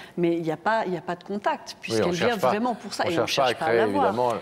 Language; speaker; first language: French; native; French